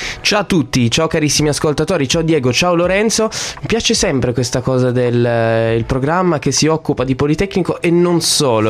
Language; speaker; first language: Italian; native; Italian